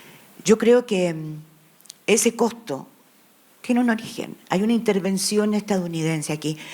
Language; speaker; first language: Spanish; native; Spanish